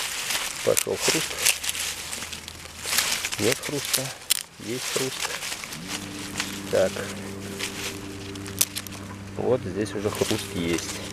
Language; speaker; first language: Russian; native; Russian